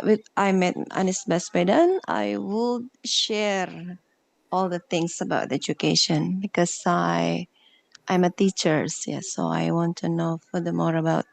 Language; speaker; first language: English; non-native, learner; Indonesian